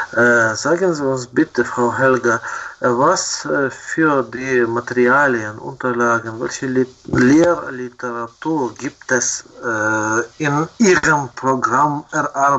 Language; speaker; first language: German; non-native, fluent; Ukrainian